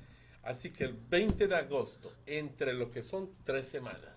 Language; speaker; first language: Spanish; native; Spanish